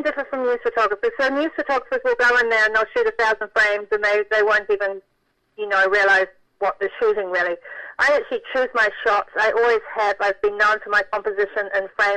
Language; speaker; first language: English; native; English